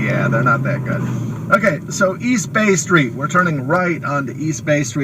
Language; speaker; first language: English; native; English